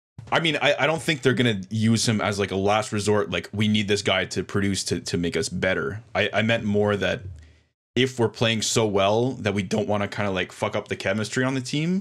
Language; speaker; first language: English; native; English